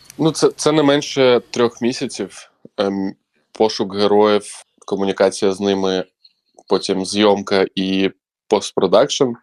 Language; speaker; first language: Ukrainian; non-native, local second language; Crimean Tatar